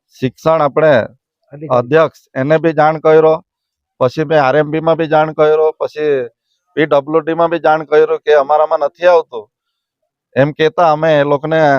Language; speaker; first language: Gujarati; native; Gujarati